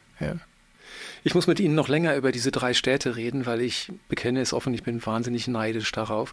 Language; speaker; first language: German; native; German